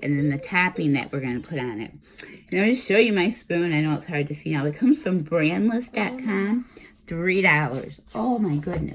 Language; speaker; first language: English; native; English